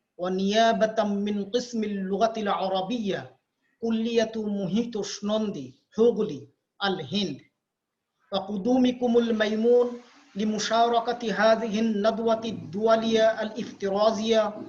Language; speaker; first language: Arabic; non-native, fluent; Bangla